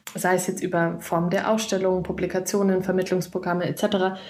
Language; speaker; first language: German; native; German